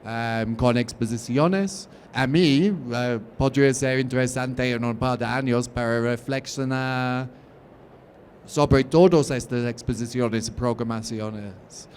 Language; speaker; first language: Spanish; non-native, learner; English